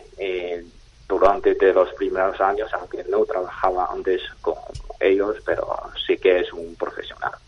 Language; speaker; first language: Spanish; non-native, fluent; Chinese